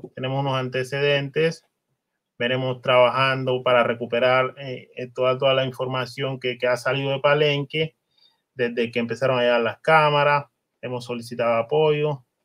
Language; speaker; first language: Spanish; non-native, local second language; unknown